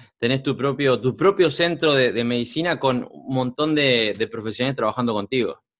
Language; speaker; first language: Spanish; native; Spanish